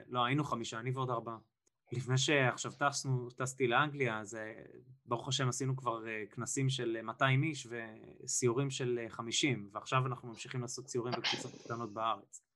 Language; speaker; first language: Hebrew; native; Hebrew